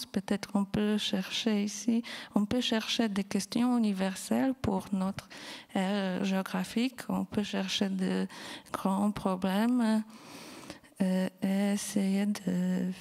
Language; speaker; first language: French; non-native, fluent; Polish